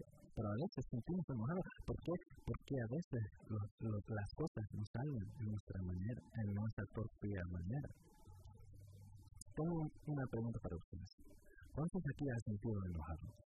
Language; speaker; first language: Spanish; early bilingual, heritage; English